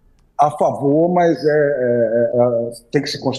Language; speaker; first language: Portuguese; native; Portuguese